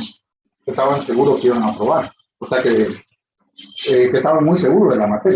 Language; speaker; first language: Spanish; native; Spanish